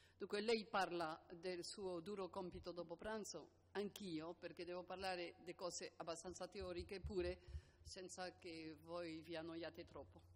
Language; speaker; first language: Italian; non-native, fluent; French